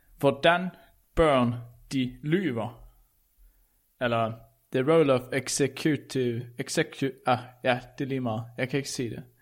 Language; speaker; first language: Danish; native; Danish